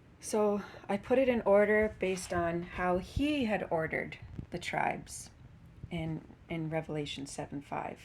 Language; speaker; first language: English; native; English